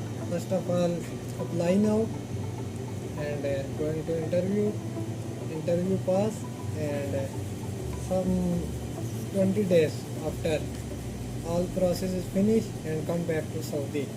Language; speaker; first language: English; non-native, learner; Urdu